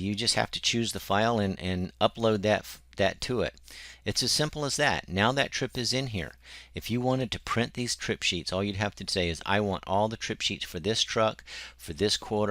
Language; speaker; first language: English; native; English